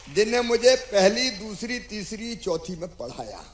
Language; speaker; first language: Hindi; native; Hindi